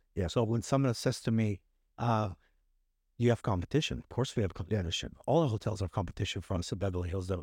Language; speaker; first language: English; early bilingual, other home language; Hebrew